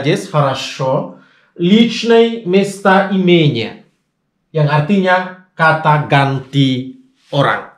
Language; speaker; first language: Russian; non-native, fluent; Indonesian